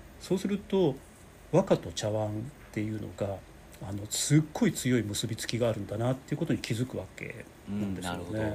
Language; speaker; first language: Japanese; native; Japanese